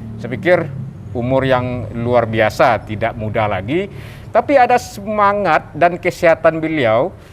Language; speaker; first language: Indonesian; non-native, local second language; Minangkabau